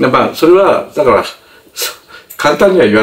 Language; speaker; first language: Japanese; native; Japanese